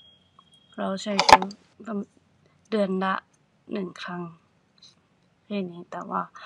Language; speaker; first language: Thai; non-native, learner; Japanese